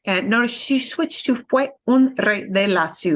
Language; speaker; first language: Spanish; non-native, fluent; English